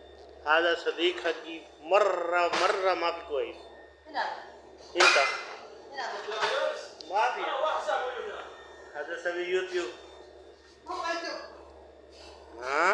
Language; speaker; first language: Arabic; non-native, learner; Punjabi